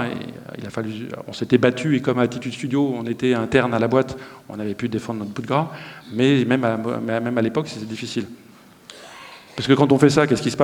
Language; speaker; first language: French; native; French